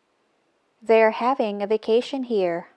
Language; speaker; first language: English; non-native, local second language; Filipino